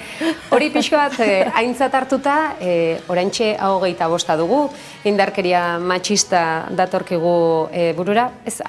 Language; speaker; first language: Basque; non-native, local second language; Spanish